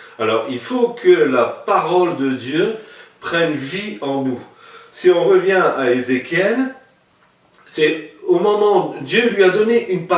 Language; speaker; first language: French; native; French